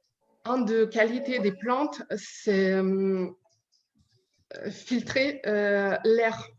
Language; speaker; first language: French; non-native, learner; Ukrainian